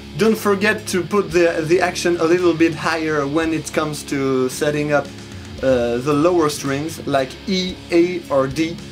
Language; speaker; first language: English; non-native, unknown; French